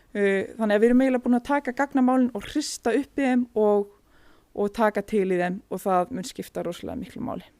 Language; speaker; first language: Icelandic; native; Icelandic